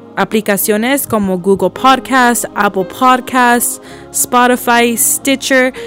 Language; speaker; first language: Spanish; early bilingual, heritage; Spanish